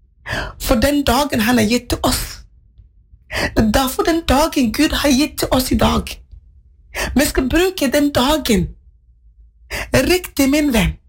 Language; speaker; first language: Norwegian; non-native, fluent; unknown